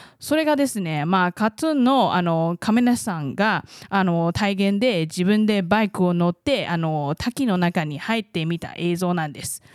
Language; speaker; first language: Japanese; non-native, fluent; Chinese